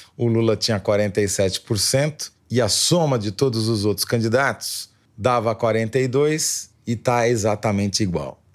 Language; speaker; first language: Portuguese; native; Portuguese